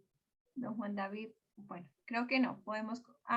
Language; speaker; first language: Spanish; native; Spanish